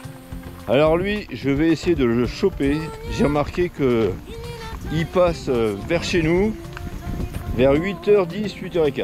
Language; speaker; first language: French; native; French